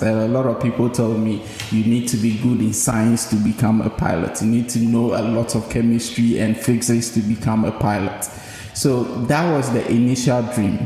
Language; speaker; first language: English; non-native, local second language; Akan